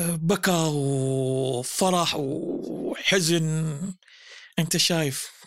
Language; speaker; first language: Arabic; early bilingual, other home language; Indonesian